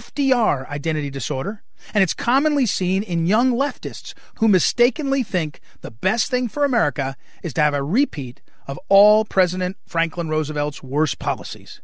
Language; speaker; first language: English; native; English